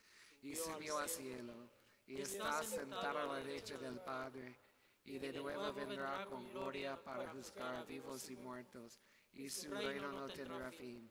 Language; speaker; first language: Spanish; non-native, learner; English